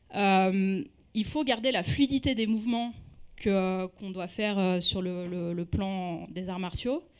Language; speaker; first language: French; native; French